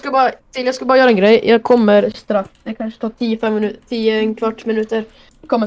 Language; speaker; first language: Swedish; native; Swedish